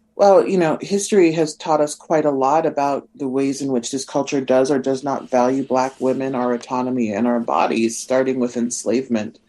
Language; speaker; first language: English; native; English